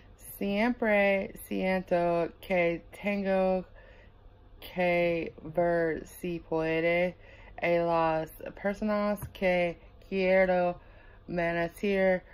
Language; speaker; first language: Spanish; non-native, learner; English